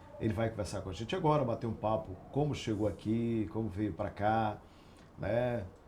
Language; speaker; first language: Portuguese; native; Portuguese